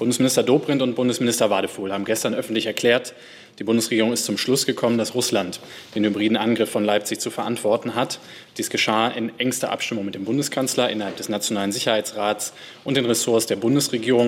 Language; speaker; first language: German; native; German